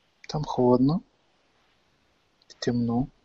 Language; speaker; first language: Russian; non-native, fluent; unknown